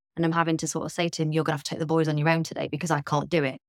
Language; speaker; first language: English; native; English